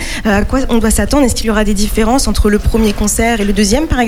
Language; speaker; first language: French; native; French